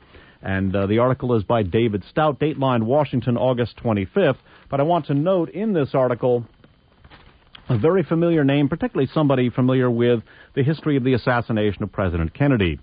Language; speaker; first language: English; native; English